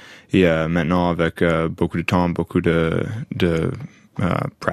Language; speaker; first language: French; non-native, fluent; English